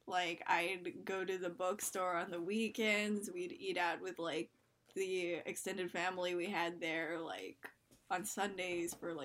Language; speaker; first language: English; native; English